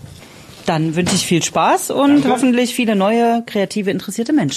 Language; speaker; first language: German; native; German